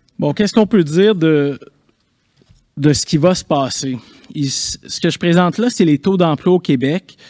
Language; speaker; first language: French; native; French